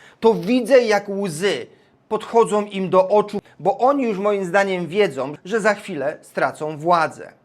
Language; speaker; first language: Polish; native; Polish